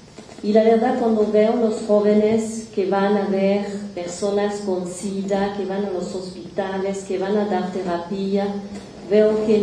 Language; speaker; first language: Spanish; non-native, fluent; French